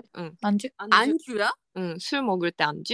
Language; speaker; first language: Korean; non-native, fluent; Japanese